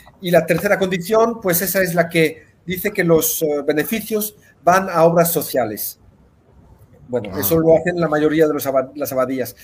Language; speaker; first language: Spanish; early bilingual, heritage; Spanish